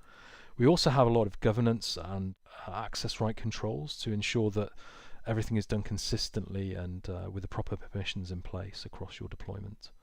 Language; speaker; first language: English; native; English